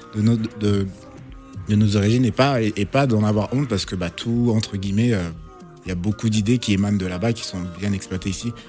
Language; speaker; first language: French; non-native, local second language; Lingala